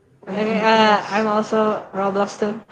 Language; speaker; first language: English; non-native, learner; Indonesian